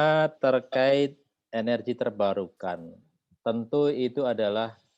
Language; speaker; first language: Indonesian; native; Indonesian